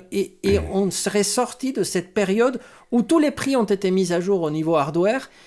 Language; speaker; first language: French; non-native, fluent; Spanish